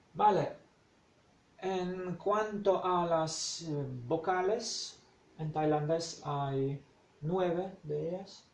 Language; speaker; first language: Spanish; non-native, fluent; Polish